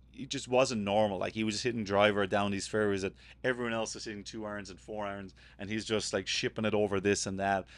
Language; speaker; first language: English; native; English